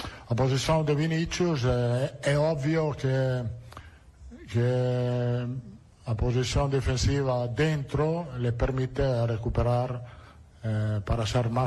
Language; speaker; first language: Portuguese; non-native, learner; Italian